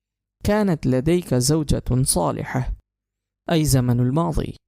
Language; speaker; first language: Arabic; non-native, fluent; Urdu